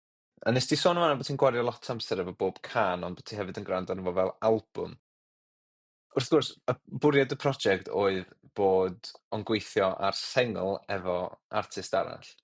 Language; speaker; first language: Welsh; native; Welsh